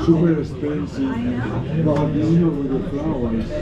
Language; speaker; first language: English; non-native, fluent; Spanish